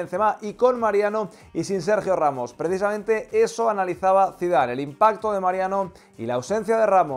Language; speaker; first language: Spanish; native; Spanish